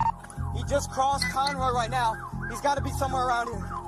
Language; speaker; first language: English; native; English